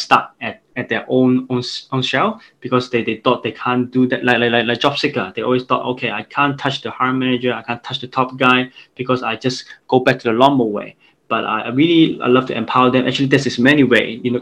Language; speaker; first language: English; non-native, local second language; Cantonese